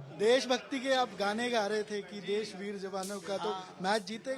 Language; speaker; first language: Hindi; native; Hindi